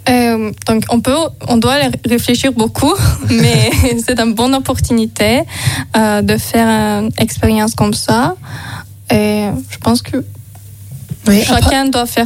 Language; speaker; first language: French; non-native, learner; Azerbaijani